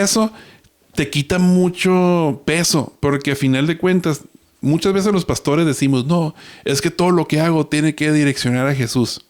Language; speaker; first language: Spanish; native; Spanish